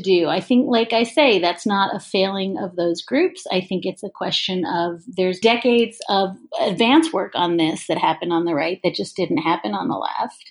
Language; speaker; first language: English; native; English